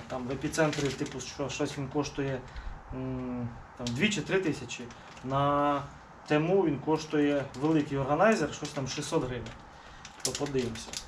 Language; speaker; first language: Ukrainian; non-native, local second language; Russian